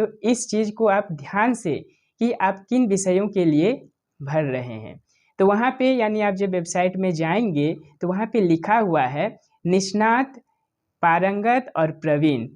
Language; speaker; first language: Hindi; native; Hindi